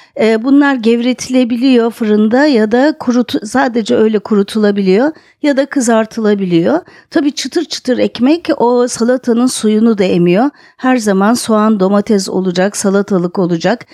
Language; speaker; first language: Turkish; native; Turkish